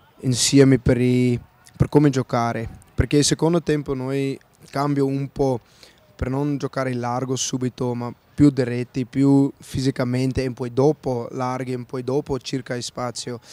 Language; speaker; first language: Italian; non-native, learner; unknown